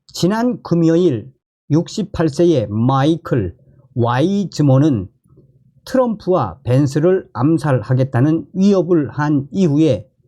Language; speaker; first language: Korean; native; Korean